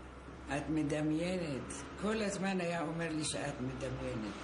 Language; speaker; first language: Hebrew; non-native, fluent; Arabic